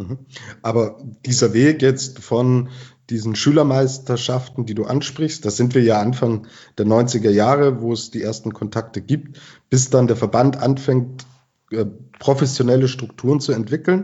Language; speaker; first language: German; native; German